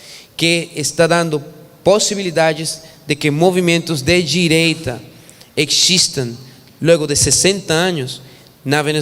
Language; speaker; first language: Portuguese; non-native, fluent; Spanish